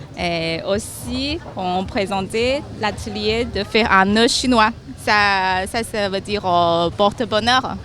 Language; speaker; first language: French; non-native, learner; Chinese